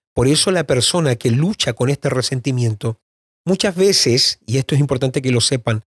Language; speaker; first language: Spanish; native; Spanish